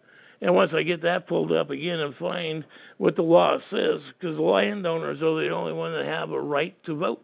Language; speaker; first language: English; native; English